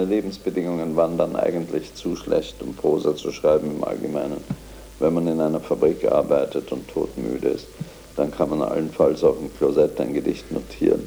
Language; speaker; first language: German; native; German